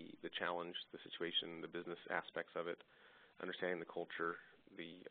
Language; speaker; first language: English; native; English